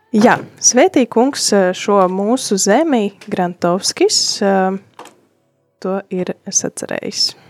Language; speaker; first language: Latvian; native; Latvian